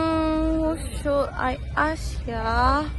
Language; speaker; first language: English; non-native, learner; Indonesian